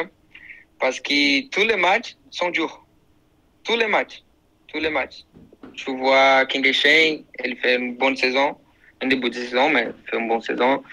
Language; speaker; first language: French; non-native, learner; Portuguese